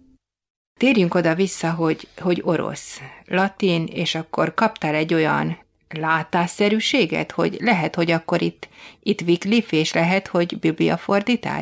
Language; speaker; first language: Hungarian; native; Hungarian